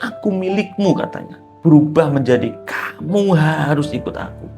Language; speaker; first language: Indonesian; native; Indonesian